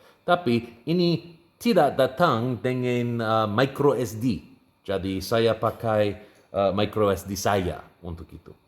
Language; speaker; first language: Indonesian; non-native, learner; English